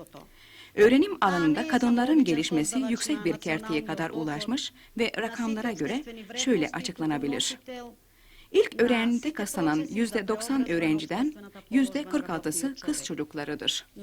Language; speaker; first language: Turkish; native; Turkish